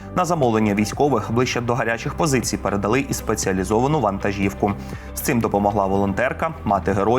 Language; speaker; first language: Ukrainian; native; Ukrainian